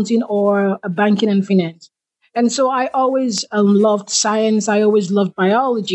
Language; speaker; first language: English; non-native, local second language; Igbo